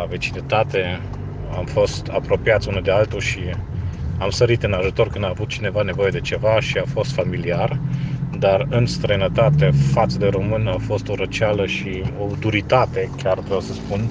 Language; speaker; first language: Romanian; non-native, local second language; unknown